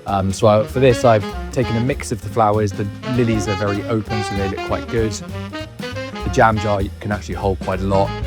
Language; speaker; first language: English; native; English